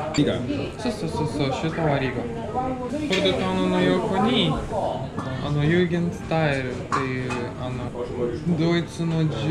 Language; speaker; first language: Japanese; non-native, fluent; Latvian